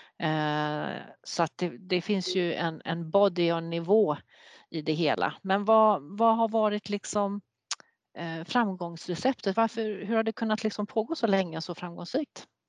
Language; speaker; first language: Swedish; native; Swedish